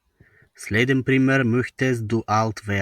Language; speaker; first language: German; non-native, fluent; Macedonian